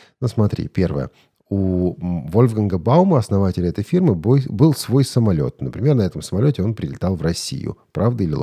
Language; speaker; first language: Russian; native; Russian